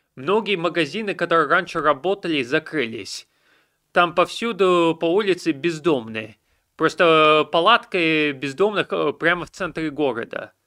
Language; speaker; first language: Russian; early bilingual, heritage; Russian